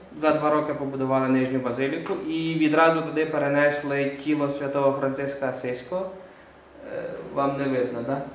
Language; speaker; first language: Ukrainian; native; Ukrainian